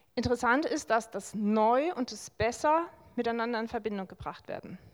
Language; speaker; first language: German; native; German